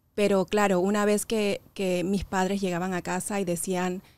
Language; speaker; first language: Spanish; native; Spanish